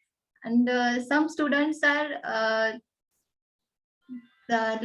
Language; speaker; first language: English; non-native, learner; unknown